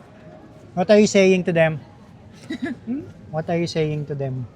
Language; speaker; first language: English; non-native, local second language; Filipino